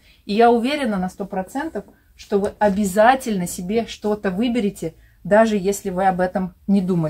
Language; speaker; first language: Russian; native; Russian